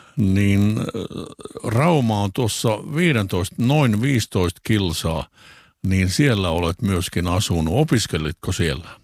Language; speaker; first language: Finnish; native; Finnish